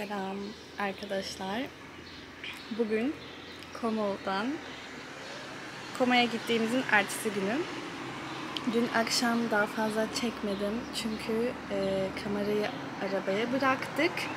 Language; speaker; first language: Turkish; early bilingual, heritage; Turkish